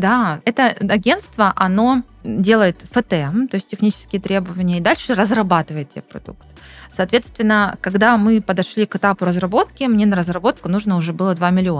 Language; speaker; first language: Russian; native; Russian